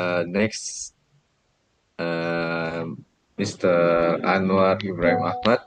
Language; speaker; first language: English; non-native, learner; Indonesian